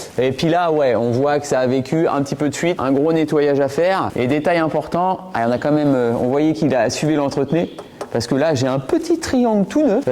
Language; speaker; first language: French; native; French